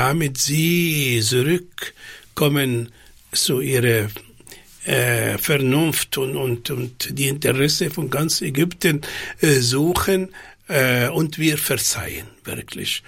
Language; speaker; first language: German; non-native, fluent; Arabic